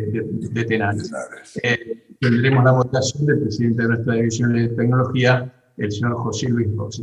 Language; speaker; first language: Spanish; native; Spanish